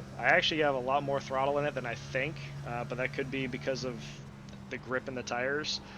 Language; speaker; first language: English; native; English